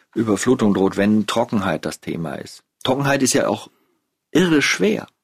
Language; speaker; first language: German; native; German